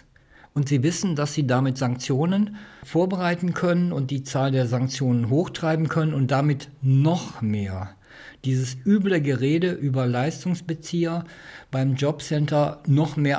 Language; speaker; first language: German; native; German